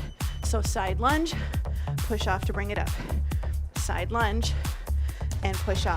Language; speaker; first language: English; native; English